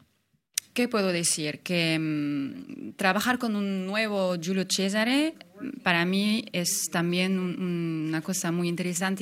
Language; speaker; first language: Spanish; non-native, fluent; French